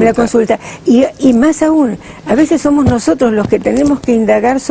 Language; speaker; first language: Spanish; native; Spanish